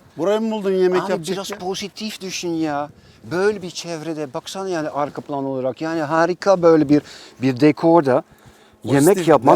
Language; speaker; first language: Turkish; non-native, fluent; Dutch